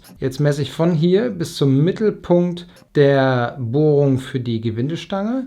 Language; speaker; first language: German; native; German